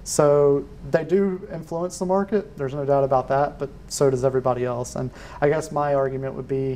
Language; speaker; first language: English; native; English